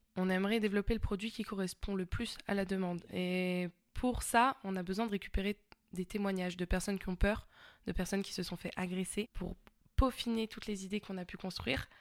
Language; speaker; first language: French; native; French